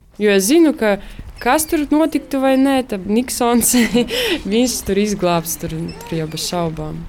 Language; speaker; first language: Latvian; native; Latvian